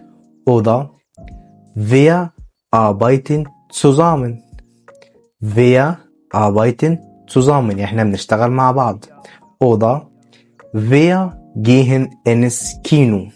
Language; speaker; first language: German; non-native, fluent; Arabic